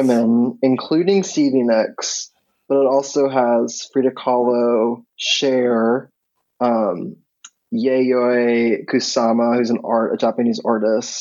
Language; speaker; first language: English; native; English